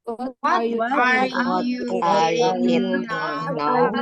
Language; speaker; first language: English; non-native, learner; Indonesian